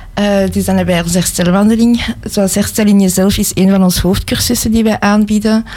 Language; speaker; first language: Dutch; native; Dutch